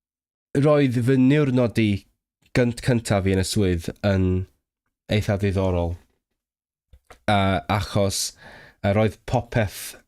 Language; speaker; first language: Welsh; non-native, fluent; Cantonese